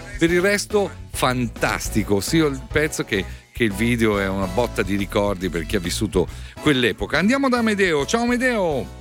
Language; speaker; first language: Italian; native; Italian